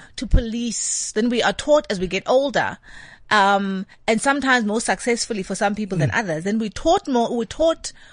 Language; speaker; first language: English; non-native, local second language; Xhosa